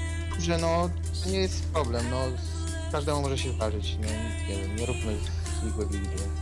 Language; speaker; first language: Polish; native; Polish